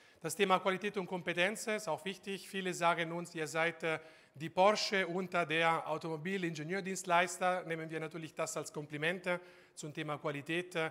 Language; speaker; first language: German; non-native, fluent; Italian